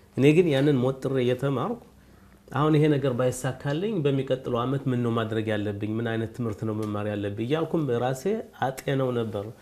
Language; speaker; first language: Amharic; native; Amharic